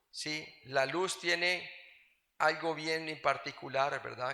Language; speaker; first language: Spanish; native; Spanish